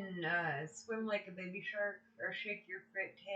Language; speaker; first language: English; native; English